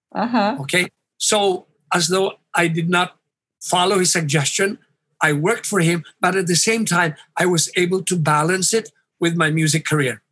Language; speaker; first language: English; non-native, local second language; Hiligaynon